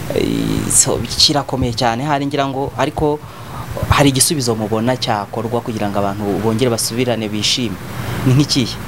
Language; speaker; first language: Kinyarwanda; native; Kinyarwanda